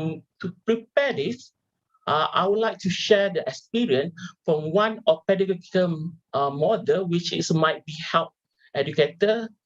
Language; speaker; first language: English; non-native, local second language; Malay